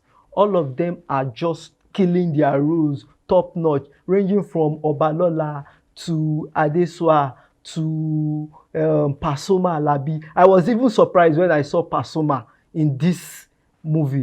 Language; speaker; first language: English; non-native, local second language; Yoruba